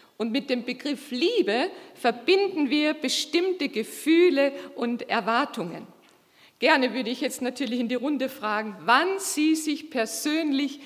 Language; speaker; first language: German; native; German